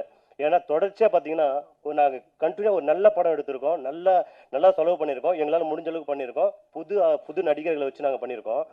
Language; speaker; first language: Tamil; native; Tamil